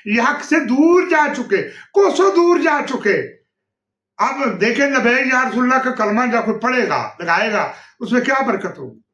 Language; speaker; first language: Urdu; non-native, local second language; Punjabi